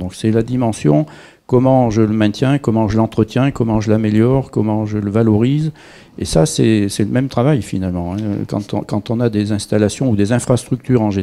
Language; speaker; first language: French; native; French